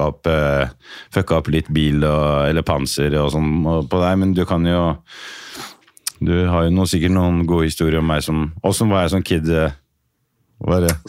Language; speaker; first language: Norwegian; native; Norwegian